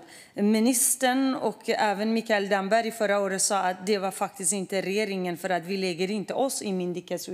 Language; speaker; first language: Swedish; non-native, fluent; Kurdish